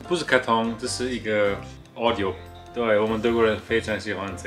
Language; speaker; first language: Chinese; non-native, learner; German